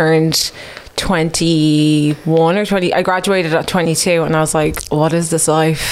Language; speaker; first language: English; native; English